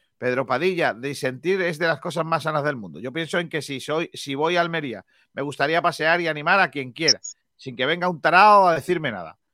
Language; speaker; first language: Spanish; native; Spanish